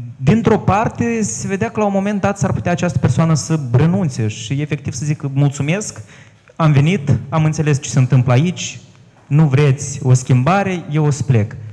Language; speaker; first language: Romanian; native; Romanian